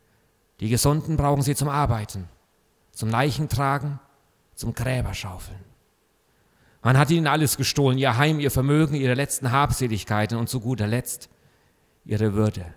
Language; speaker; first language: German; native; German